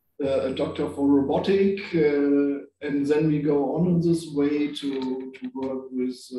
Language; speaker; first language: English; non-native, learner; German